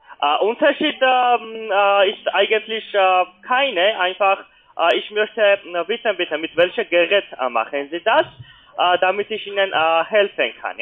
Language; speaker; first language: German; non-native, learner; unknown